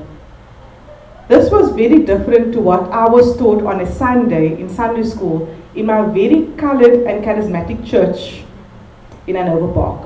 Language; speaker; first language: English; native; English